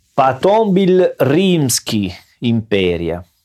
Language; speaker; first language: Russian; non-native, learner; Italian